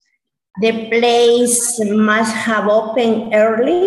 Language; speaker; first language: English; non-native, learner; Spanish